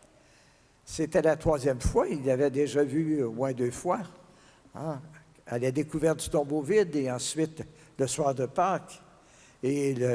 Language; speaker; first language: French; native; French